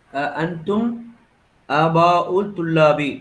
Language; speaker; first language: Arabic; non-native, learner; Tamil